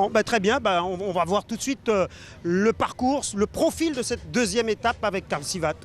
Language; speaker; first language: French; native; French